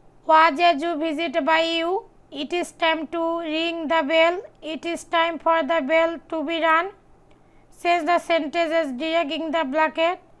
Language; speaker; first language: English; non-native, local second language; Bangla